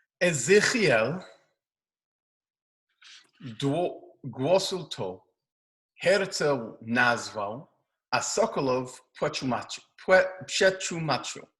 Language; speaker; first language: Polish; non-native, learner; Hebrew